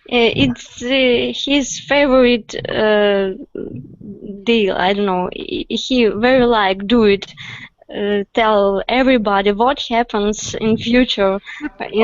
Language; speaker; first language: English; non-native, learner; Russian